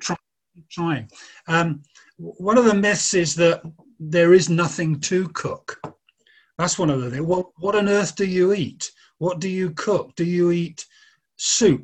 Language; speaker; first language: English; native; English